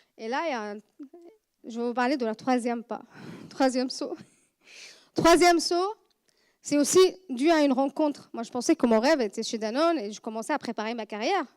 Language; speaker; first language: French; non-native, fluent; Arabic